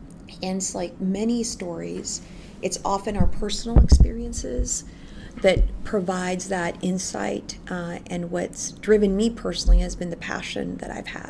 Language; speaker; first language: English; non-native, local second language; Filipino